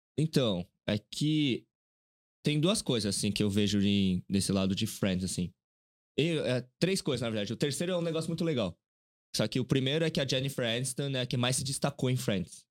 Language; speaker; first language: Portuguese; early bilingual, other home language; Korean